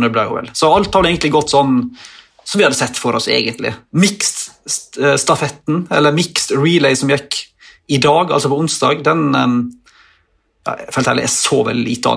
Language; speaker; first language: Norwegian; native; Norwegian